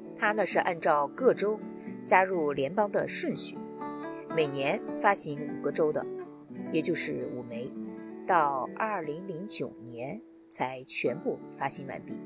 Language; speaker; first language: Chinese; native; Chinese